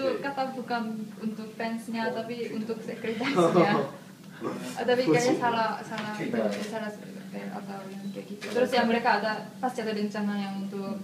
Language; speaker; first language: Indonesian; non-native, fluent; Korean